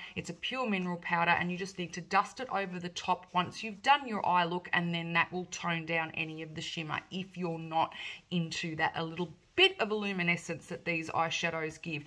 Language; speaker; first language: English; native; English